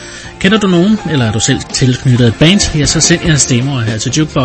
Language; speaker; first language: Danish; native; Danish